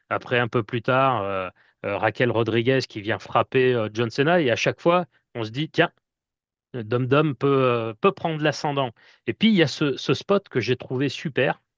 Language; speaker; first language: French; native; French